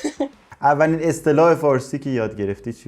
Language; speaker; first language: Persian; native; Persian